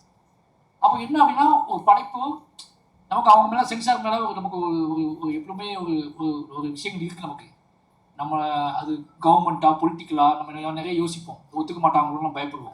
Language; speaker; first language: Tamil; native; Tamil